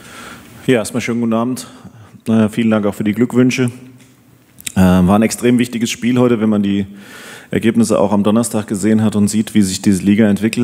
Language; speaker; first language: German; native; German